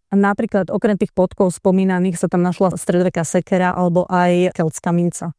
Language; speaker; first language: Slovak; native; Slovak